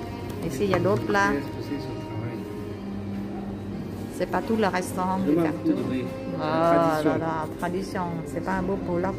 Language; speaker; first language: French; non-native, learner; Vietnamese